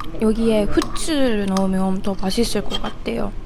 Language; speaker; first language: Korean; non-native, fluent; Japanese